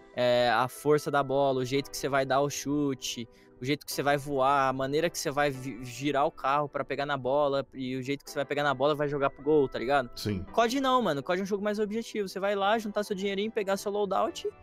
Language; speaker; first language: Portuguese; native; Portuguese